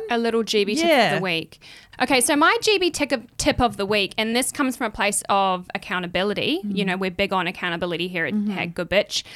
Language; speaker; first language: English; native; English